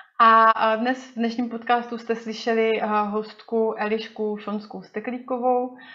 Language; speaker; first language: Czech; native; Czech